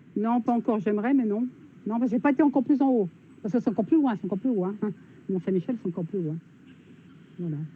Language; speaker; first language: French; native; French